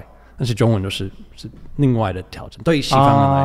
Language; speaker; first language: Chinese; non-native, fluent; English